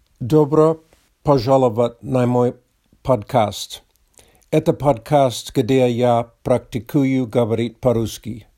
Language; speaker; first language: Russian; non-native, learner; English